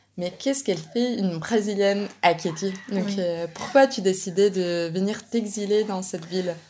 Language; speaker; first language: French; non-native, fluent; Italian